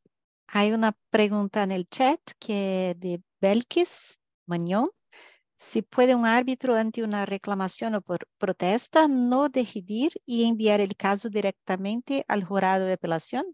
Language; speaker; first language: Spanish; non-native, fluent; Portuguese